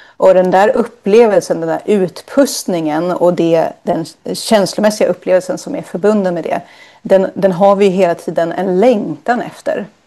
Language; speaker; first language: Swedish; native; Swedish